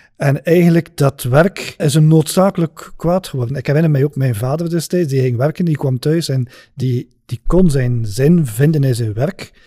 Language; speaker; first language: Dutch; native; Dutch